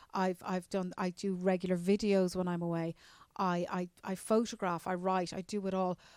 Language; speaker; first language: English; native; English